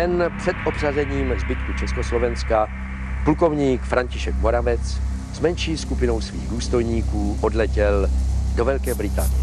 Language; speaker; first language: Czech; native; Czech